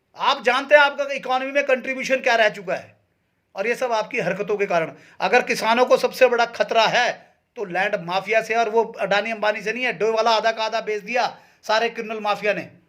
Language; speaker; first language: Hindi; native; Hindi